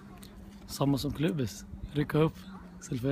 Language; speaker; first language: Norwegian; non-native, fluent; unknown